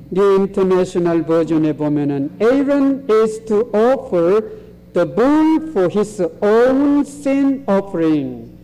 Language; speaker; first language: English; non-native, fluent; Korean